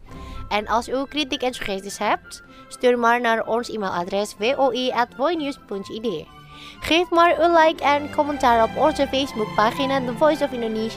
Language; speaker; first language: Dutch; non-native, fluent; Indonesian